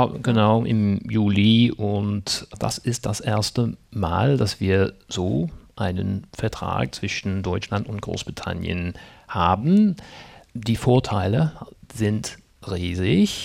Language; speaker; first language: German; non-native, fluent; English